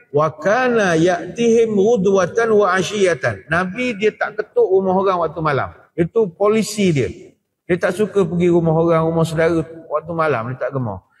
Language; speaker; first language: Malay; native; Malay